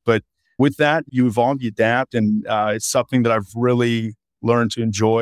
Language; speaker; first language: English; native; English